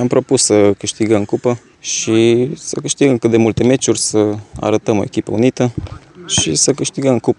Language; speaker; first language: Romanian; early bilingual, heritage; Romanian